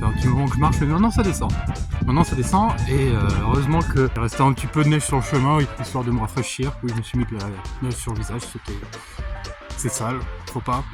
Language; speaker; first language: French; native; French